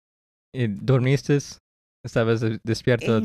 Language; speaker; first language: Spanish; early bilingual, heritage; English